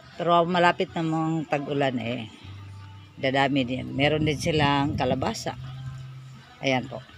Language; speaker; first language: Filipino; non-native, local second language; Cebuano